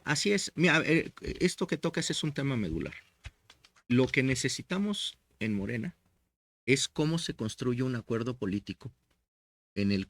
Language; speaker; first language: Spanish; native; Spanish